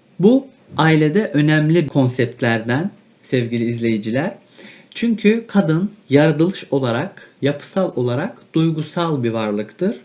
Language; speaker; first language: Turkish; native; Turkish